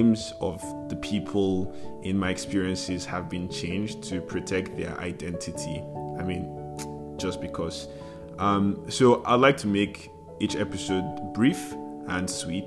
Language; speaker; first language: English; non-native, local second language; Yoruba